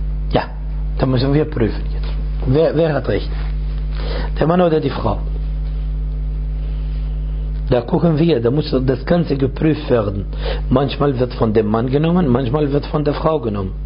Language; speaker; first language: German; non-native, fluent; Arabic